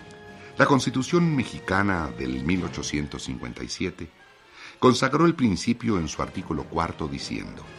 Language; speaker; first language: Spanish; native; Spanish